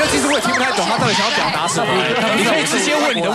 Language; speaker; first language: Chinese; native; Chinese